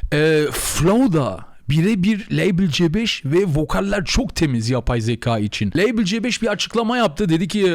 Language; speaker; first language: Turkish; native; Turkish